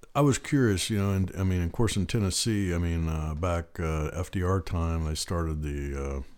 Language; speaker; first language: English; native; English